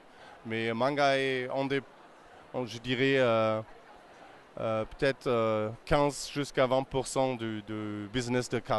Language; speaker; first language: French; non-native, fluent; German